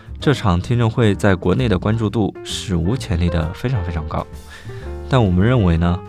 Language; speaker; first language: Chinese; native; Chinese